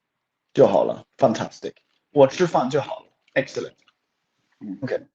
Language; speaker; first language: Chinese; non-native, fluent; Swedish